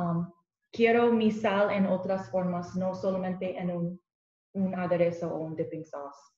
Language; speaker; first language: Spanish; non-native, learner; English